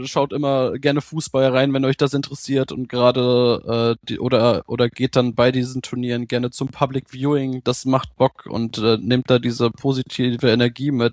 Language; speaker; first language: German; native; German